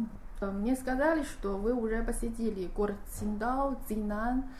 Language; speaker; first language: Russian; non-native, fluent; Chinese